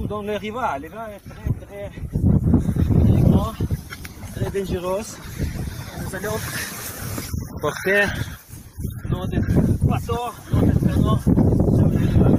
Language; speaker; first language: French; non-native, learner; Ukrainian